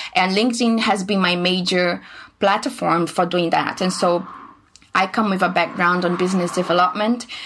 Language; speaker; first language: English; non-native, fluent; Portuguese